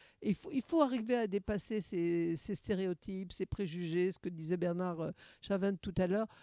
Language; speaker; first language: French; native; French